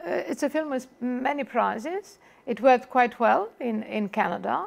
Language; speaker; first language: English; non-native, fluent; Romanian